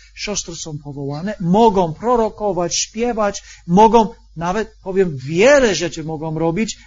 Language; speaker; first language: Polish; non-native, fluent; English